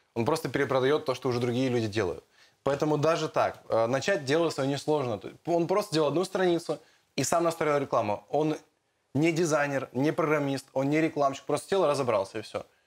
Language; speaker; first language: Russian; native; Russian